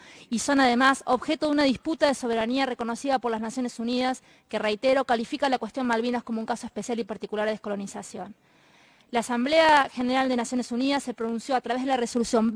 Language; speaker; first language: Spanish; native; Spanish